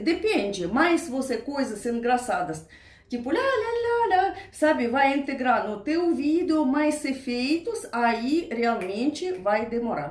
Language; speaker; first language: Portuguese; non-native, learner; Russian